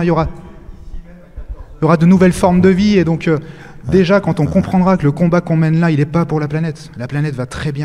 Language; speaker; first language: French; native; French